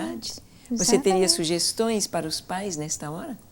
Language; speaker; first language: Portuguese; native; Portuguese